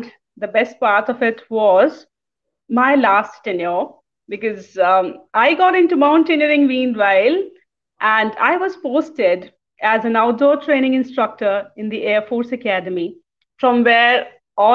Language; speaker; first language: English; non-native, local second language; Hindi